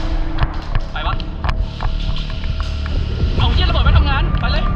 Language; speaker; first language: Thai; native; Thai